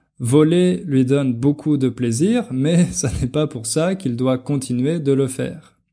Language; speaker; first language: French; native; French